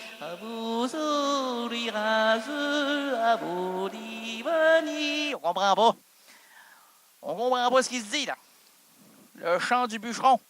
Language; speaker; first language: French; native; French